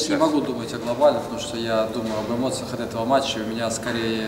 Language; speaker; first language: Russian; native; Russian